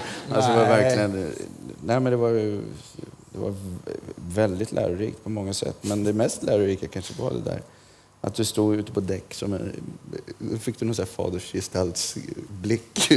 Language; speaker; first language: Swedish; native; Swedish